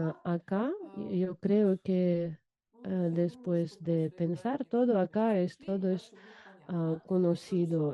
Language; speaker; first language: Spanish; non-native, fluent; Russian